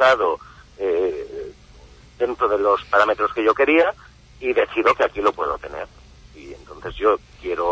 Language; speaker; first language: Spanish; native; Spanish